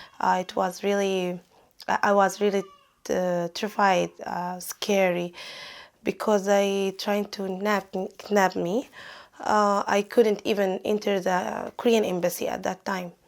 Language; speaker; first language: English; non-native, fluent; Arabic